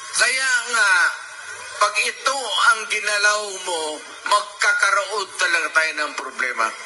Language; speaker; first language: Filipino; non-native, local second language; Cebuano